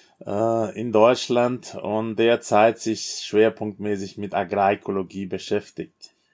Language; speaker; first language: German; non-native, fluent; Portuguese